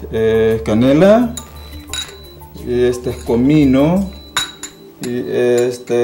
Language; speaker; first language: Spanish; non-native, fluent; Indonesian